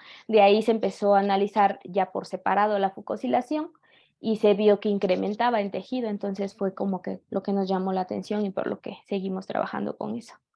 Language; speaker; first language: Spanish; native; Spanish